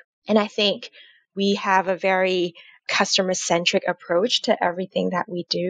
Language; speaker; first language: English; non-native, local second language; Cantonese